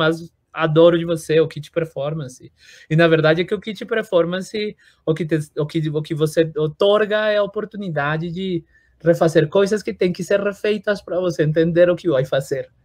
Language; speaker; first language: Portuguese; non-native, fluent; Spanish